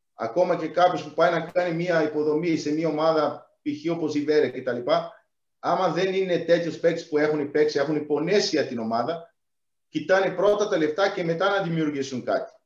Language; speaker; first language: Greek; non-native, fluent; Portuguese